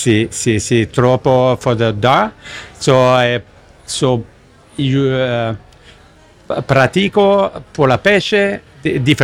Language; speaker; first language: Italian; non-native, learner; English